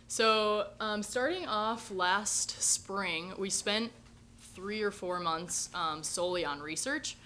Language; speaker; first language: English; native; English